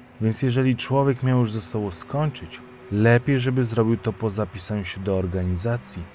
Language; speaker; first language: Polish; native; Polish